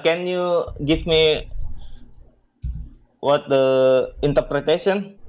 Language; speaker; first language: English; non-native, learner; Indonesian